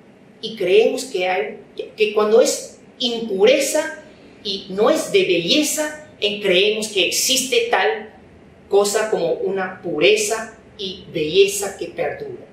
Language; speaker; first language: Spanish; non-native, fluent; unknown